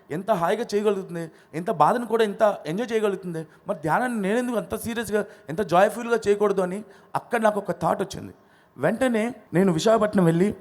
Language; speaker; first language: Telugu; non-native, local second language; Odia